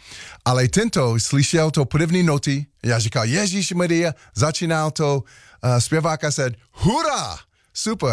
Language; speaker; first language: Czech; non-native, learner; English